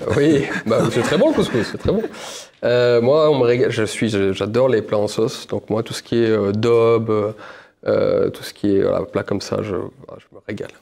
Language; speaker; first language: French; native; French